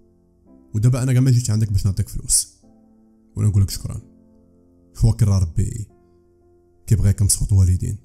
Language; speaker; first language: Arabic; native; Arabic